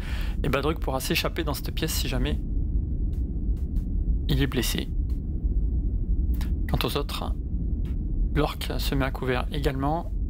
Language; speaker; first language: French; native; French